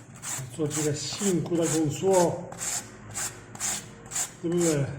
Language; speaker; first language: Chinese; non-native, fluent; Italian